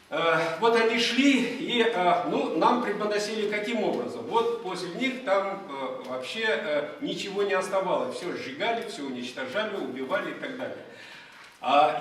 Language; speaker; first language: Russian; non-native, local second language; Chuvash